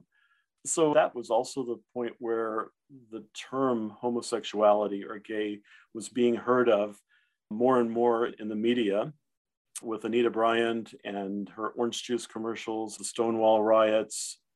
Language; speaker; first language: English; early bilingual, other home language; German